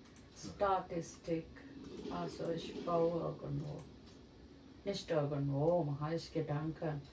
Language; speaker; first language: German; non-native, learner; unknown